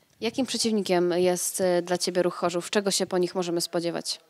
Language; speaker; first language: Polish; native; Polish